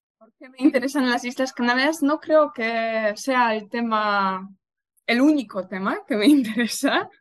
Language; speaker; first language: Spanish; non-native, fluent; Polish